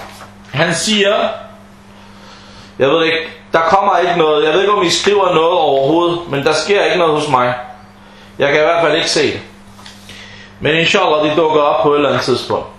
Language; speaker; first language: Danish; early bilingual, other home language; Arabic